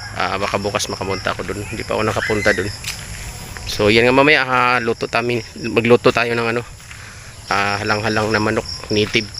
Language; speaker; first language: Filipino; non-native, local second language; Cebuano